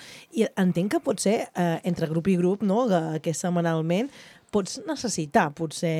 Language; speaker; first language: Catalan; native; Catalan